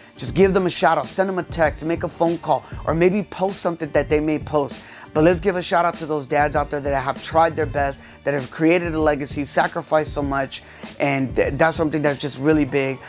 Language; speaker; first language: English; early bilingual, other home language; Spanish